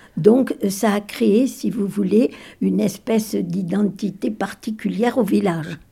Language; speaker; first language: French; native; French